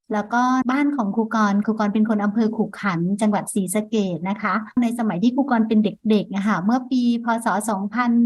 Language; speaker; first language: Thai; non-native, local second language; Khmer